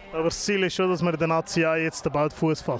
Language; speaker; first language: German; native; German